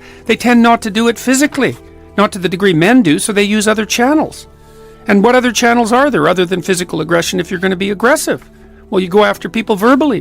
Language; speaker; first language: English; native; English